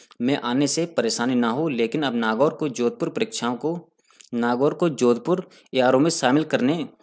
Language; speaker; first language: Hindi; native; Hindi